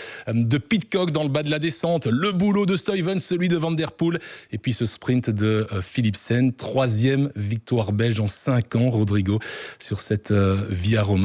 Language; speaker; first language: French; native; French